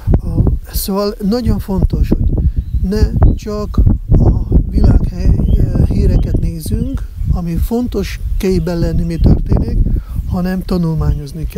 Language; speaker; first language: Hungarian; non-native, fluent; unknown